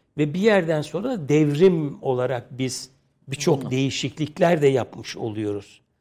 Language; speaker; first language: Turkish; native; Turkish